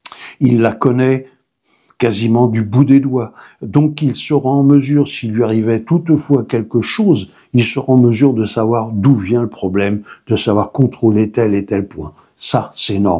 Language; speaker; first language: French; native; French